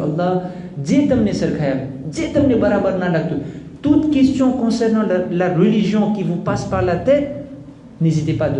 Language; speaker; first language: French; non-native, local second language; Gujarati